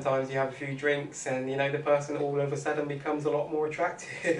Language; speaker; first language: English; native; English